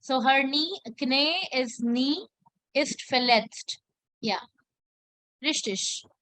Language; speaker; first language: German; non-native, fluent; Hindi